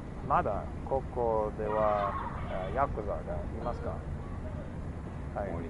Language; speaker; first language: Japanese; non-native, learner; English